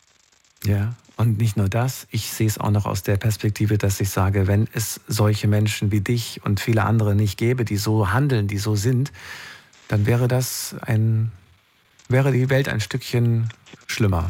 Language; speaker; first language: German; native; German